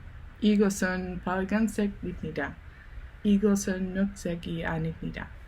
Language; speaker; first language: Korean; non-native, learner; Dutch